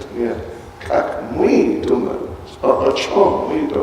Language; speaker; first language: Russian; non-native, learner; English